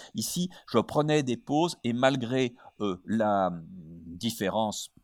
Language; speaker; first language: French; native; French